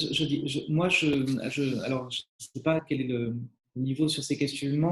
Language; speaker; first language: French; native; French